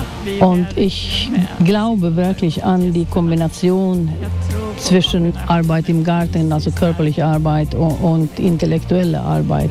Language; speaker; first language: German; non-native, fluent; Swedish